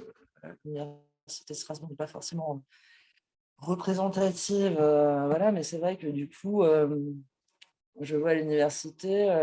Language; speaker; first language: French; native; French